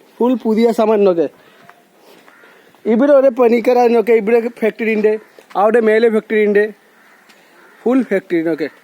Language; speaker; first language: Malayalam; non-native, learner; Bangla